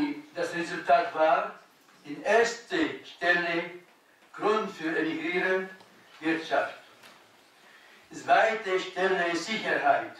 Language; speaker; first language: German; non-native, learner; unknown